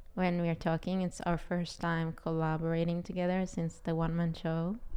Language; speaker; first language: English; non-native, fluent; Hebrew